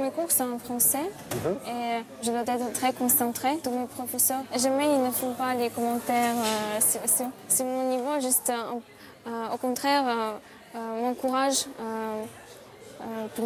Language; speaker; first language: French; non-native, fluent; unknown